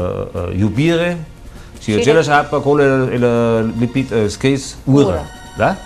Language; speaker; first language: Romanian; non-native, fluent; German